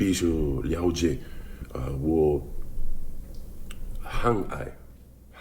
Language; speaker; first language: Chinese; non-native, learner; English